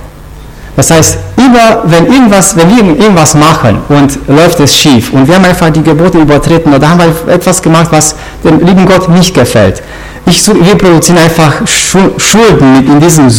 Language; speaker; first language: German; non-native, fluent; Romanian